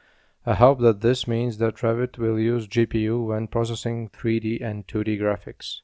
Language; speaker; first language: English; non-native, fluent; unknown